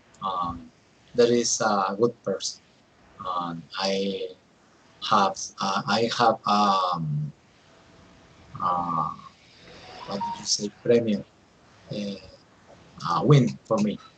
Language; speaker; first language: English; non-native, learner; Spanish